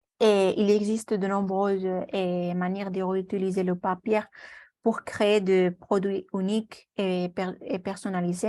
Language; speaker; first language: French; non-native, learner; Spanish